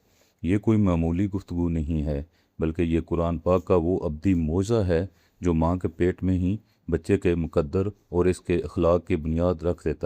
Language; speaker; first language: Urdu; native; Urdu